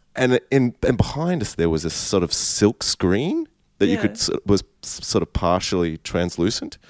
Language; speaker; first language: English; native; English